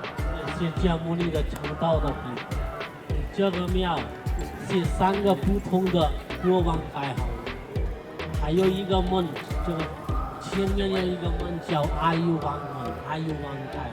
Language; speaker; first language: Chinese; non-native, learner; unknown